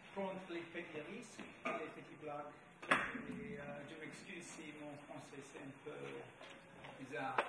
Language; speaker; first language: French; non-native, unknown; English